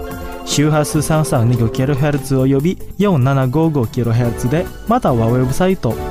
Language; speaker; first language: Japanese; non-native, fluent; Indonesian